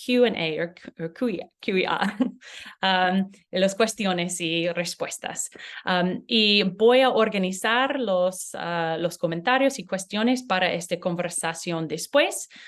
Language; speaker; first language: Spanish; non-native, learner; English